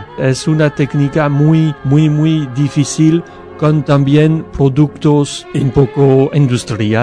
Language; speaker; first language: Spanish; non-native, learner; French